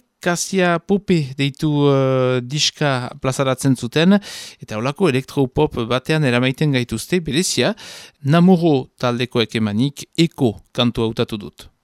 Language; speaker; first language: Basque; native; Basque